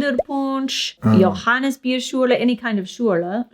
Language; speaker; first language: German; non-native, learner; English